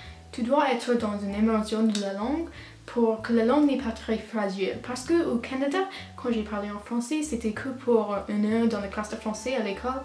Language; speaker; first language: French; non-native, learner; English